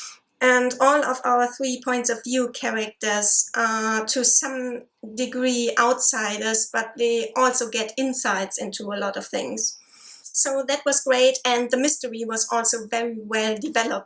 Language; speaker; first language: English; non-native, fluent; German